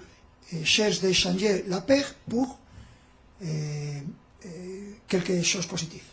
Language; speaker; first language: French; non-native, fluent; Spanish